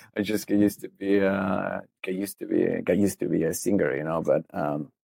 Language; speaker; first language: English; non-native, fluent; Italian